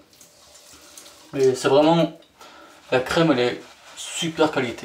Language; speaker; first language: French; native; French